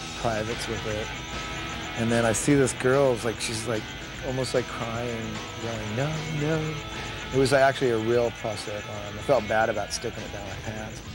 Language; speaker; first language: English; native; English